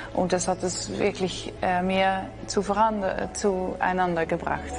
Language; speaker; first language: German; non-native, learner; Dutch